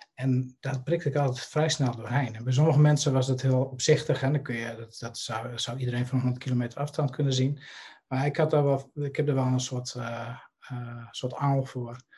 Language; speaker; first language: Dutch; native; Dutch